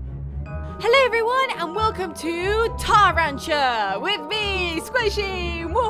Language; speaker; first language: English; native; English